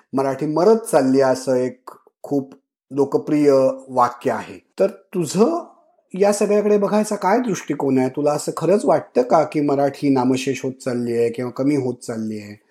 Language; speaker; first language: Marathi; native; Marathi